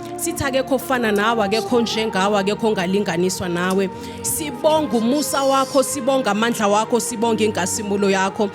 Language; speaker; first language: Zulu; native; Zulu